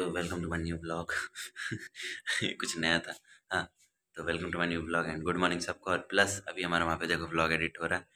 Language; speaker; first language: Hindi; native; Hindi